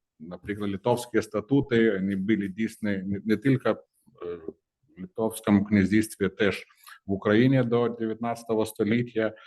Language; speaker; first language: Ukrainian; non-native, fluent; Lithuanian